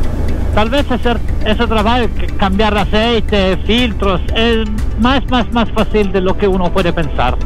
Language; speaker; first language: Spanish; non-native, learner; Italian